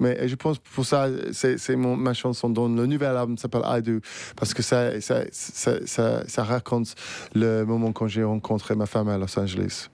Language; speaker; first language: French; non-native, fluent; English